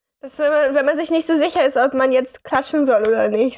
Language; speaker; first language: German; native; German